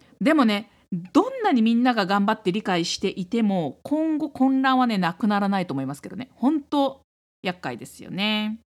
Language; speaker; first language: Japanese; native; Japanese